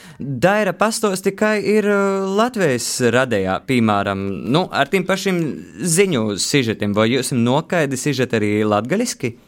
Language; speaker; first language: Latvian; native; Latvian